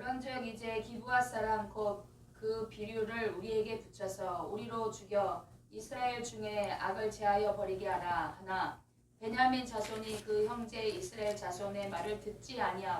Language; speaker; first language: Korean; native; Korean